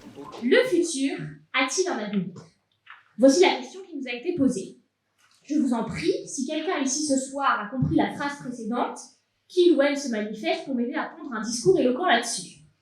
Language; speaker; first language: French; native; French